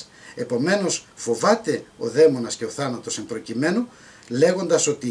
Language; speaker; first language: Greek; native; Greek